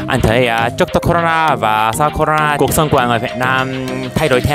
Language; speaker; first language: Vietnamese; non-native, learner; Korean